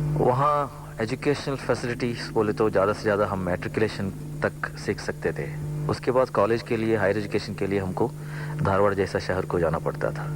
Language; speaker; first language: Hindi; non-native, local second language; Kannada